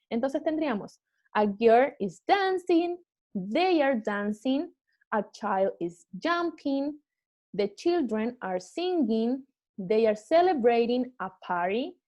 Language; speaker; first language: English; non-native, fluent; Spanish